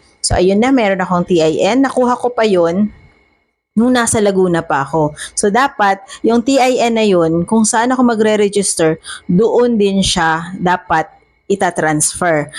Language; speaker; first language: Filipino; native; Filipino